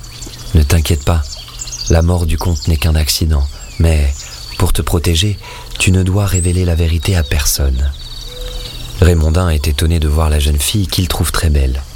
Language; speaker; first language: French; native; French